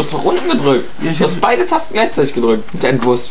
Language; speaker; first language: German; early bilingual, other home language; Turkish